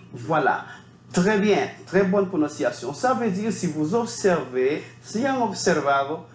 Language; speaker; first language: French; non-native, fluent; Spanish